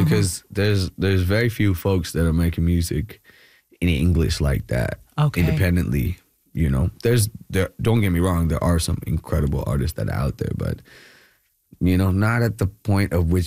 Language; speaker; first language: English; non-native, local second language; Malayalam